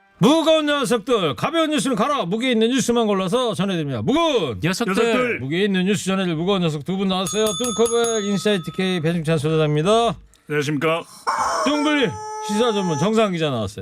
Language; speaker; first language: Korean; native; Korean